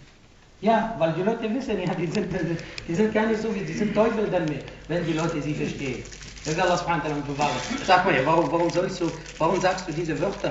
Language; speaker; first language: German; non-native, fluent; Arabic